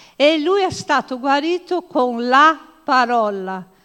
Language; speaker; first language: Italian; non-native, fluent; Portuguese